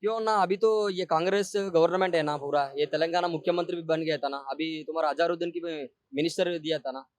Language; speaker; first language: Hindi; non-native, local second language; Telugu